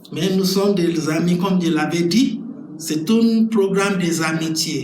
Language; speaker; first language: French; non-native, learner; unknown